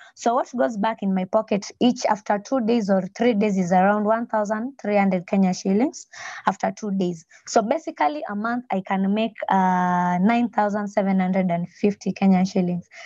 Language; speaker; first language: English; non-native, local second language; Luo (Kenya and Tanzania)